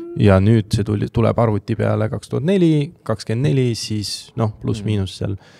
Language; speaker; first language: Estonian; non-native, local second language; Russian